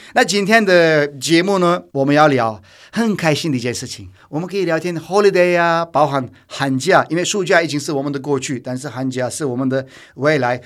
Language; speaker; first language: Chinese; non-native, fluent; Turkish